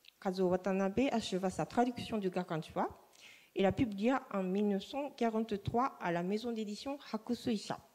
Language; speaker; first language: French; non-native, fluent; Japanese